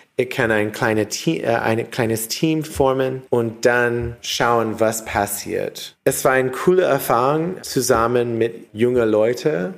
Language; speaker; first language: German; non-native, learner; English